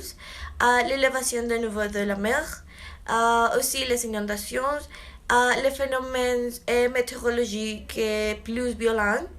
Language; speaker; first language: French; non-native, learner; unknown